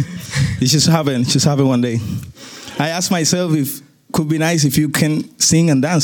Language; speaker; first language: English; non-native, learner; Spanish